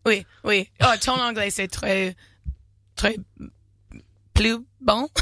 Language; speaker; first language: French; non-native, learner; English